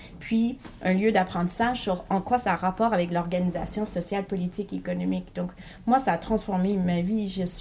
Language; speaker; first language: French; non-native, local second language; English